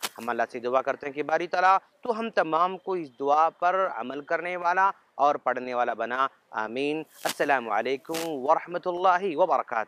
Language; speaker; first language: Urdu; native; Urdu